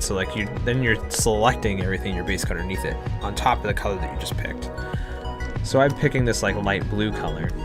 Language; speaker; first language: English; native; English